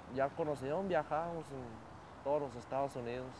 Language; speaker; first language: Spanish; early bilingual, heritage; Spanish